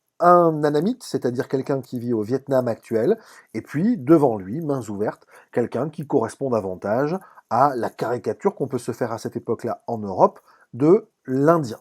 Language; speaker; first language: French; native; French